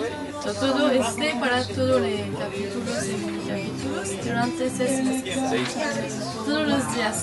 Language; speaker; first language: Spanish; non-native, learner; French